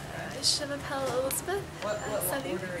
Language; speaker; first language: French; non-native, learner; English